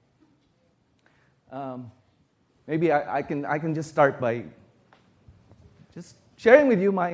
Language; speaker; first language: English; non-native, local second language; Filipino